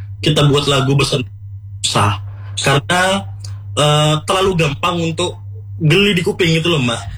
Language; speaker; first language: Indonesian; non-native, local second language; Madurese